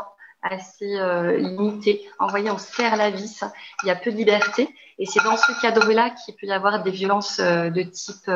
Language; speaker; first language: French; native; French